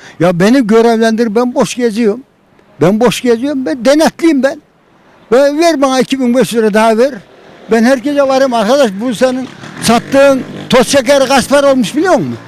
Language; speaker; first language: Turkish; native; Turkish